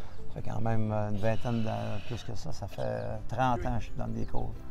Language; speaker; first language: French; native; French